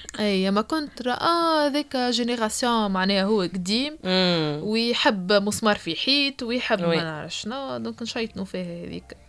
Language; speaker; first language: Arabic; native; Arabic